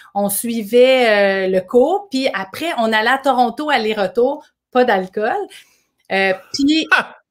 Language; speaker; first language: French; native; French